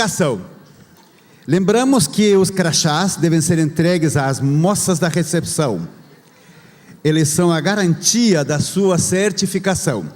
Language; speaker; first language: Portuguese; non-native, fluent; Spanish